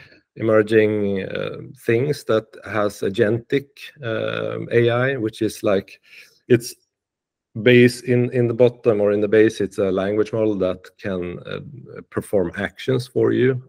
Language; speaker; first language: English; non-native, fluent; Swedish